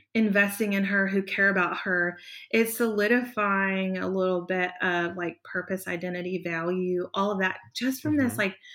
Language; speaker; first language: English; native; English